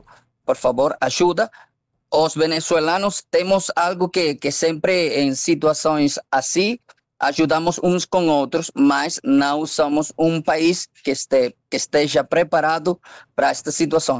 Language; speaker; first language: Portuguese; non-native, fluent; Spanish